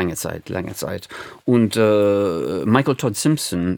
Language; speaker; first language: German; non-native, fluent; English